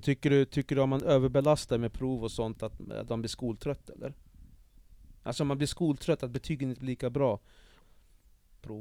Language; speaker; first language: Swedish; native; Swedish